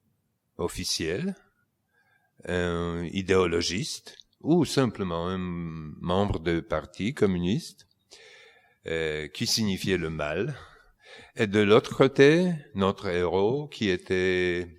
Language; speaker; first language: French; non-native, fluent; Polish